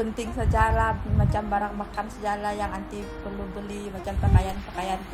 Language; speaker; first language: Malay; native; Malay